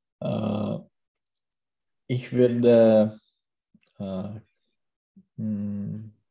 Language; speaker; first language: German; non-native, learner; Czech